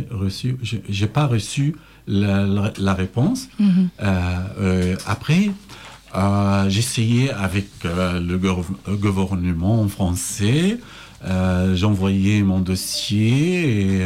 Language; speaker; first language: French; non-native, learner; Arabic